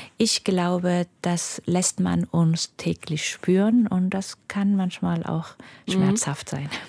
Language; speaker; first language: German; non-native, fluent; Persian